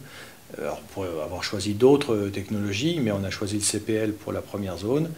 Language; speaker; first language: French; native; French